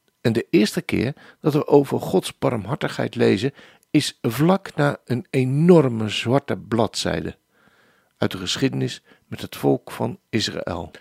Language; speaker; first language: Dutch; native; Dutch